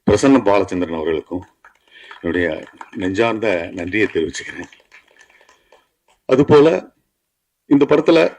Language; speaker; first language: Tamil; native; Tamil